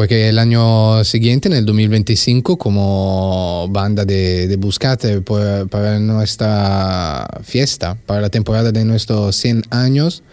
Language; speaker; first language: Spanish; non-native, fluent; Italian